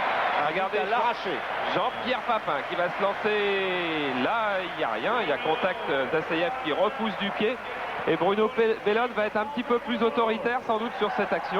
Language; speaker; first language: French; native; French